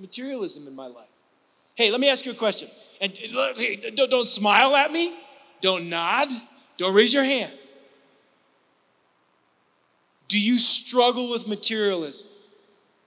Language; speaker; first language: English; native; English